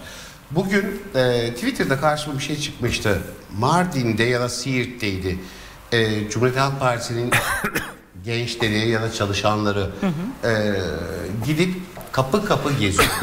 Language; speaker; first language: Turkish; native; Turkish